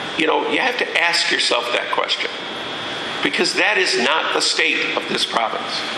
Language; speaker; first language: English; native; English